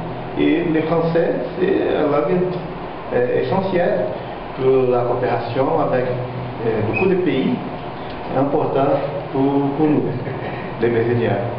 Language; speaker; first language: French; non-native, fluent; Portuguese